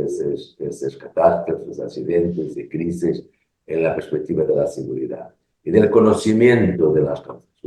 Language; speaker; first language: Spanish; non-native, learner; Portuguese